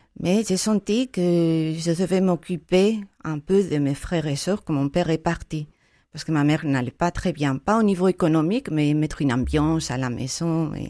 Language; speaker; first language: French; non-native, fluent; Spanish